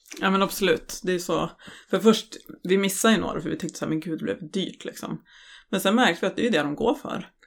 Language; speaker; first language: Swedish; native; Swedish